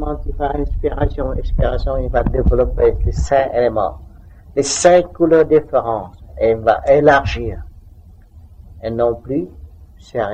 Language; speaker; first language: French; non-native, learner; Vietnamese